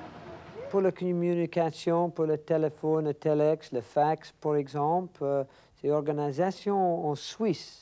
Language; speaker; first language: French; non-native, learner; English